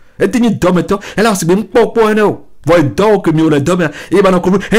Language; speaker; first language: French; non-native, local second language; Ewe